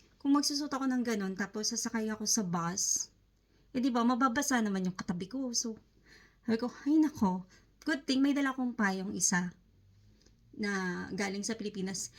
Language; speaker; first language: Filipino; native; Filipino